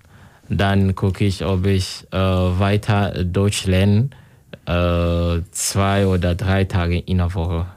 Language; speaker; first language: German; non-native, learner; Kinyarwanda